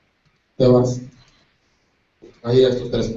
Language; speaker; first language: Spanish; native; Spanish